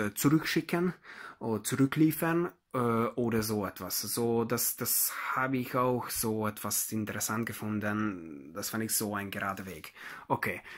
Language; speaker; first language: German; non-native, fluent; Hungarian